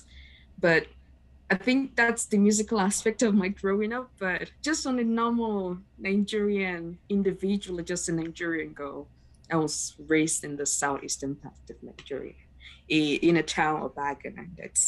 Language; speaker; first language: English; non-native, local second language; Igbo